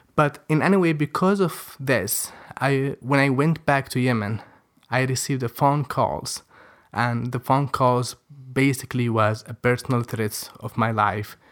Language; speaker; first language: English; non-native, fluent; Arabic